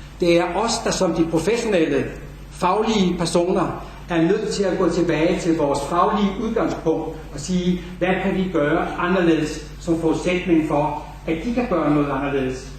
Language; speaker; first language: Danish; native; Danish